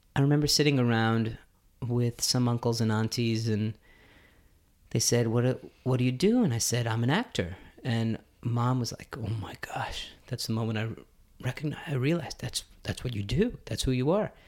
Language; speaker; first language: English; early bilingual, other home language; Hindi